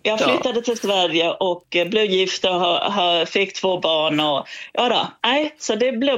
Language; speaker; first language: Swedish; native; Swedish